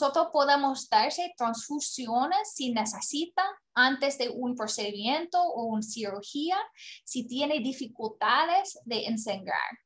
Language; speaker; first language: Spanish; non-native, learner; English